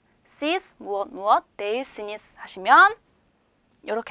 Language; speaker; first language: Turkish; non-native, fluent; Korean